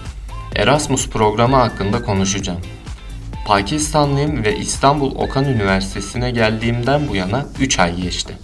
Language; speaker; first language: Turkish; non-native, learner; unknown